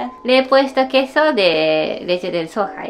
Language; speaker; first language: Spanish; non-native, fluent; Japanese